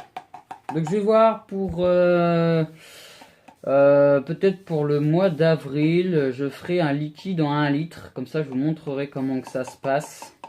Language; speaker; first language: French; native; French